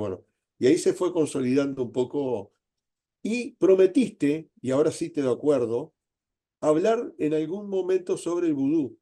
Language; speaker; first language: Spanish; native; Spanish